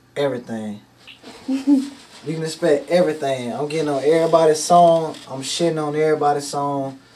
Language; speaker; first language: English; native; English